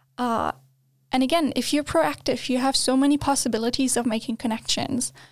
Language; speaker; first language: English; non-native, fluent; German